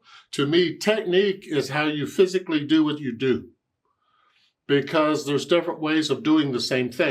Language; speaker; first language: English; native; English